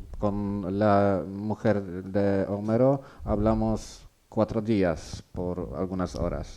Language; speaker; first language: Spanish; non-native, learner; Polish